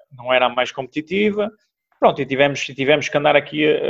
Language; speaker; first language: Portuguese; native; Portuguese